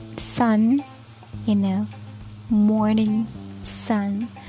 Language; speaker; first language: English; non-native, local second language; Cebuano